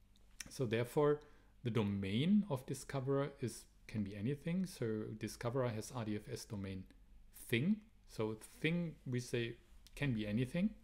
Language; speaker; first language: English; non-native, fluent; German